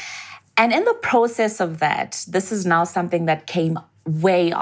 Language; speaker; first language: English; non-native, local second language; Zulu